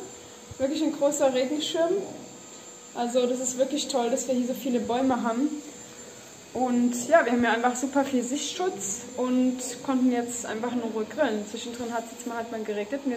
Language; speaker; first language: German; native; German